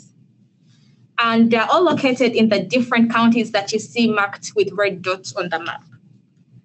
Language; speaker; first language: English; non-native, local second language; Ganda